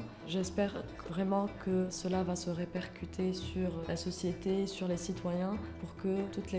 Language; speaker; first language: French; non-native, local second language; Arabic